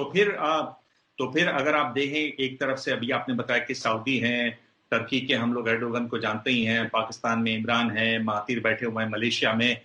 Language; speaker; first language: Hindi; native; Hindi